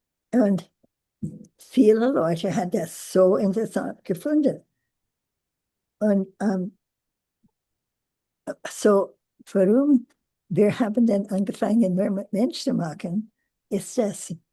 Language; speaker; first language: German; non-native, learner; English